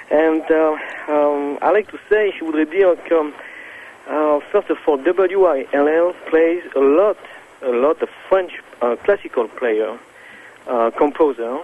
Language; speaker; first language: English; non-native, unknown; French